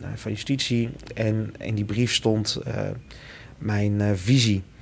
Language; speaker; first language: Dutch; early bilingual, other home language; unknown